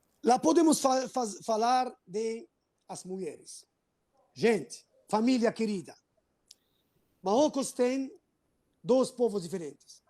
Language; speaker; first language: Portuguese; non-native, fluent; Arabic